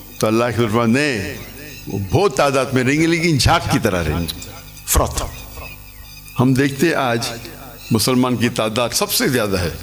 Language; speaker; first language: Urdu; non-native, local second language; English